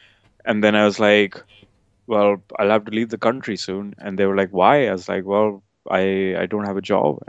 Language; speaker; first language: English; non-native, local second language; Hindi